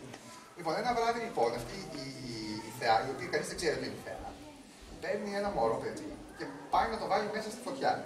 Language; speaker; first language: Greek; native; Greek